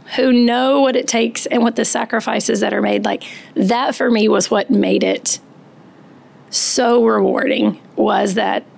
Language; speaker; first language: English; native; English